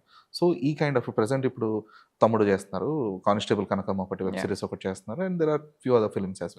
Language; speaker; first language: Telugu; native; Telugu